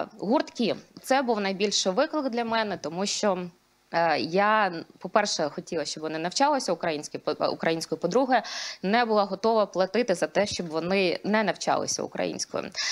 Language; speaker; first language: Ukrainian; non-native, local second language; Russian